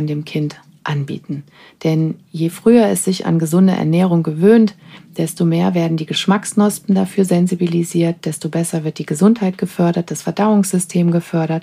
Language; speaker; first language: German; native; German